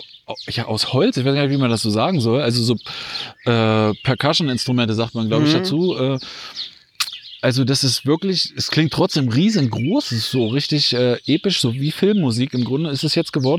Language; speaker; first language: German; native; German